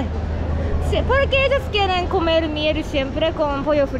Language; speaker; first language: Spanish; non-native, learner; Japanese